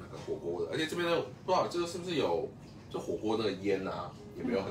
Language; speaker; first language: Chinese; native; Chinese